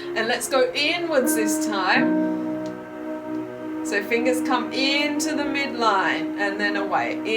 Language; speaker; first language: English; native; English